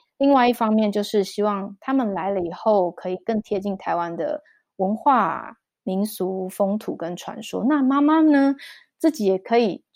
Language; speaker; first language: Chinese; native; Chinese